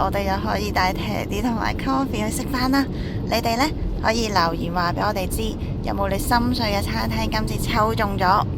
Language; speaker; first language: Cantonese; native; Cantonese